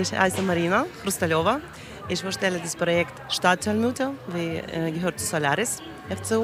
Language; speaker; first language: German; non-native, learner; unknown